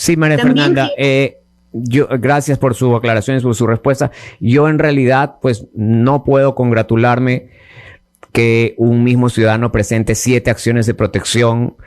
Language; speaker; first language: Spanish; native; Spanish